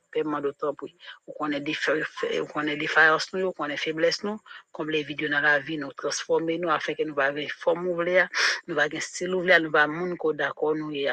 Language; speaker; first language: French; non-native, local second language; Haitian Creole